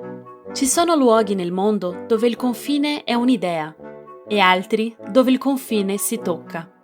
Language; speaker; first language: Italian; native; Italian